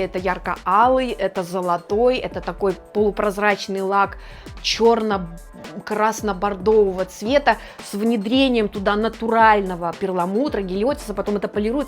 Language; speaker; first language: Russian; native; Russian